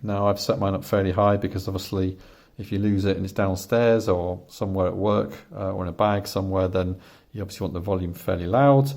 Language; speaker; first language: English; native; English